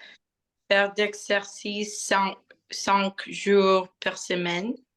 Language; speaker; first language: French; non-native, learner; Spanish